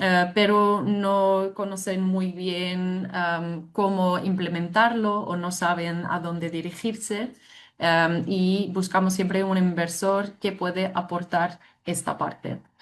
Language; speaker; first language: Spanish; non-native, fluent; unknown